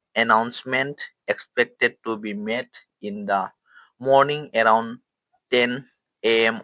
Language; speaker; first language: English; non-native, local second language; Assamese